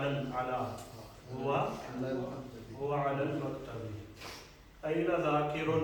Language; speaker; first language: Arabic; non-native, fluent; Urdu